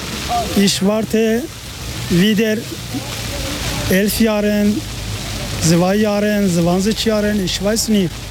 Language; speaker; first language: German; non-native, learner; Persian